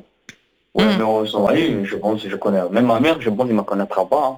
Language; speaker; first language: French; non-native, learner; Somali